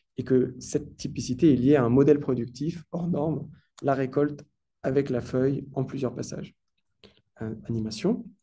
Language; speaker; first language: French; native; French